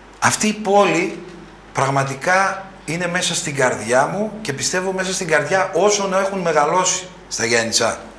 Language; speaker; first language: Greek; early bilingual, other home language; French